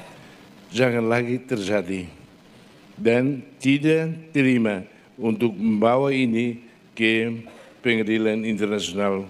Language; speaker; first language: Indonesian; non-native, fluent; Portuguese